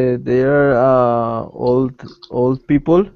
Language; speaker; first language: English; non-native, learner; Spanish